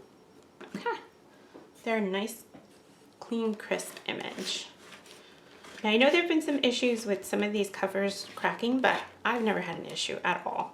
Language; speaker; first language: English; native; English